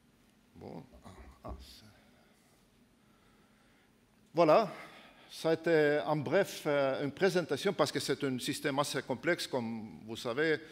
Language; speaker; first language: French; non-native, fluent; Estonian